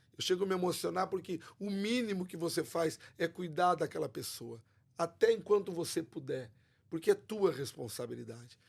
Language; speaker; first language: Portuguese; native; Portuguese